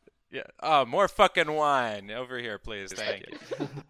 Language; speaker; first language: English; native; English